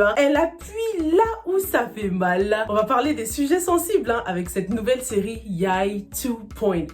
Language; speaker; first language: French; native; French